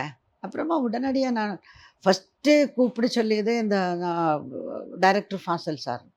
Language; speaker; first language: Tamil; non-native, learner; Malayalam